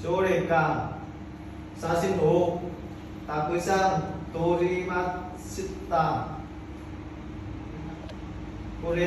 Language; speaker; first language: Japanese; non-native, learner; Vietnamese